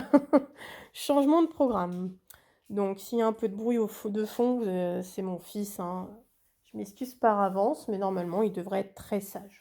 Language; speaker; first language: French; native; French